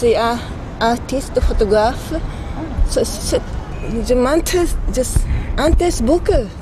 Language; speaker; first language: French; non-native, learner; Japanese